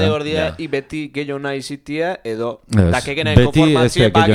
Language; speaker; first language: Basque; native; Basque